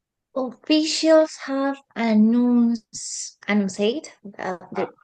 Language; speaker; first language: English; non-native, learner; Spanish